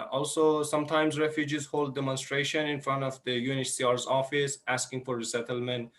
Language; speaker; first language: English; non-native, fluent; Persian